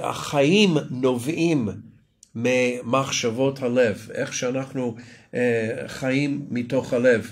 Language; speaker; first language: Hebrew; non-native, fluent; English